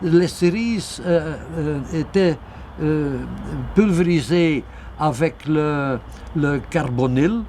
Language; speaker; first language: French; non-native, local second language; Dutch